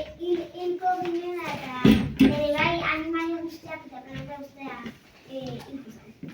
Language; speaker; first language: Basque; non-native, local second language; Spanish